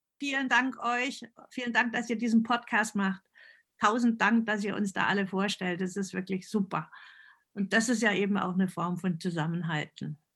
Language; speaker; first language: German; early bilingual, other home language; Italian